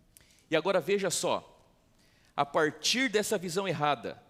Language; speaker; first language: Portuguese; native; Portuguese